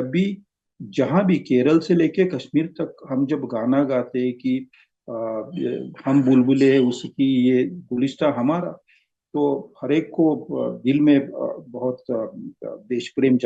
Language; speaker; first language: Hindi; non-native, local second language; Marathi